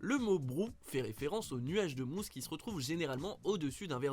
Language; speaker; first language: French; native; French